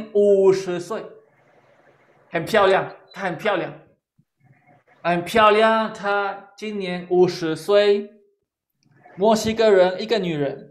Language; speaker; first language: Chinese; non-native, fluent; Spanish